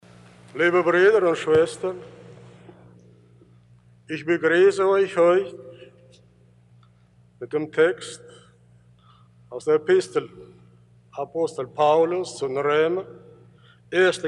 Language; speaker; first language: German; early bilingual, heritage; German